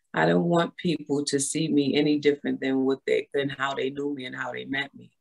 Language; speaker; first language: English; native; English